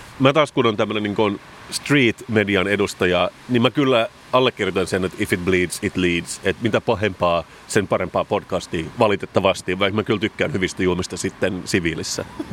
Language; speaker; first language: Finnish; native; Finnish